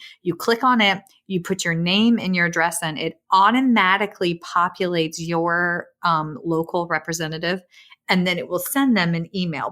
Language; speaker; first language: English; native; English